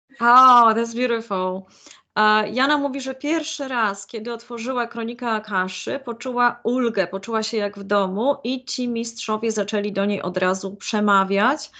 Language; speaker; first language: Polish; native; Polish